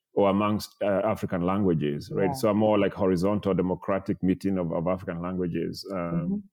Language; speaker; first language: English; non-native, local second language; Kikuyu